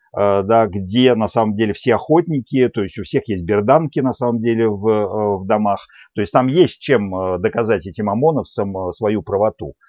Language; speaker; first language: Russian; native; Russian